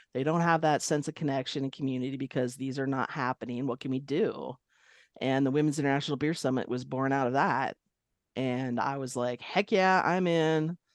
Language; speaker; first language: English; native; English